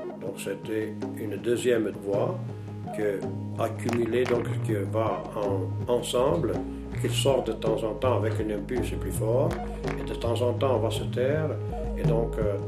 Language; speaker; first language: French; non-native, fluent; Italian